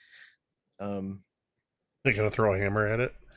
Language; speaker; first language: English; native; English